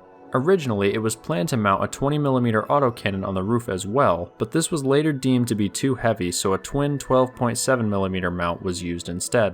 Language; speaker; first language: English; native; English